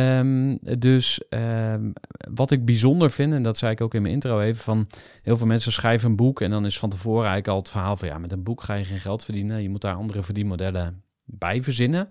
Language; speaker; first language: Dutch; native; Dutch